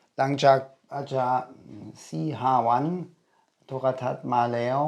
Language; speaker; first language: Thai; non-native, learner; German